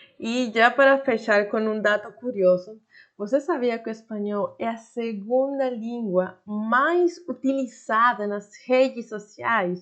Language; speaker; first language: Portuguese; non-native, fluent; Spanish